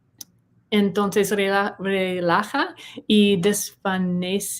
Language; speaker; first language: Spanish; non-native, learner; English